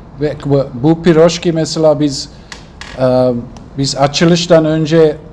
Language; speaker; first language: Turkish; non-native, learner; Russian